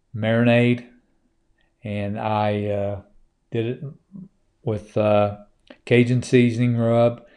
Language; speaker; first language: English; native; English